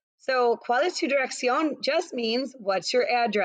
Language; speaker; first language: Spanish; non-native, fluent; English